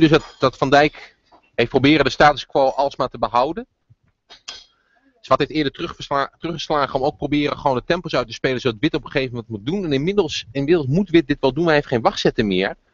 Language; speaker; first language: Dutch; native; Dutch